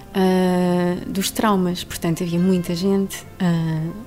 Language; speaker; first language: Portuguese; native; Portuguese